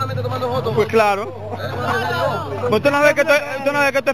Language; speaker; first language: Spanish; native; Spanish